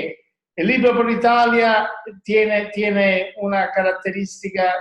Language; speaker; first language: Spanish; non-native, learner; Italian